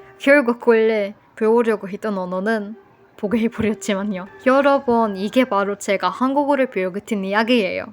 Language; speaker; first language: Korean; non-native, fluent; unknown